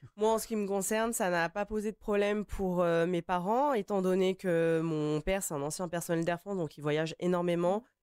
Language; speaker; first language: French; native; French